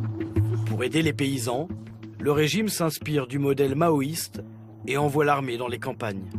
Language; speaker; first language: French; native; French